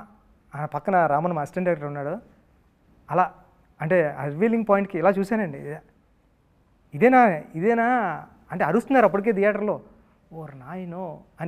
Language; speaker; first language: Telugu; native; Telugu